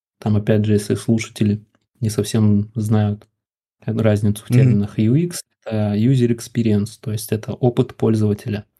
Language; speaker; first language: Russian; native; Russian